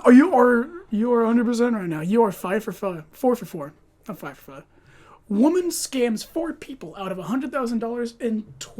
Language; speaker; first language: English; native; English